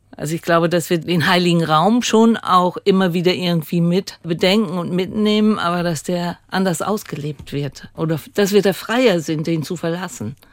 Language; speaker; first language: German; native; German